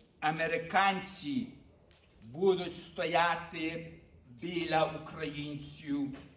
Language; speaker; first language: Ukrainian; early bilingual, heritage; Ukrainian